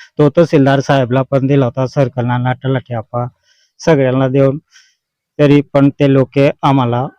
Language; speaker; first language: Marathi; non-native, local second language; Bhili